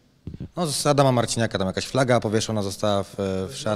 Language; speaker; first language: Polish; native; Polish